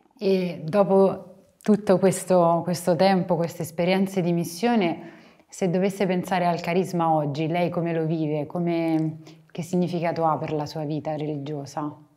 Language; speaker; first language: Italian; native; Italian